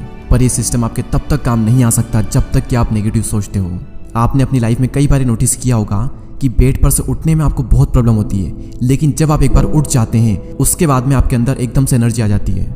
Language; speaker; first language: Hindi; native; Hindi